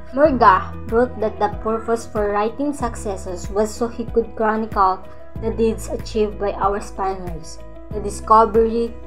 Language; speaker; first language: English; non-native, local second language; Filipino